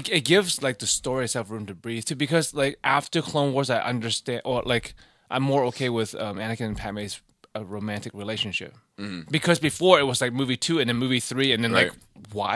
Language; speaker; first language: English; native; English